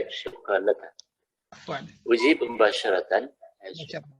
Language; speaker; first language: Arabic; non-native, fluent; Indonesian